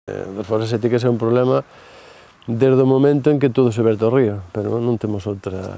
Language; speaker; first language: Galician; native; Galician